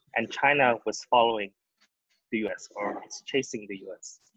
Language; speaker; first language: English; non-native, fluent; Indonesian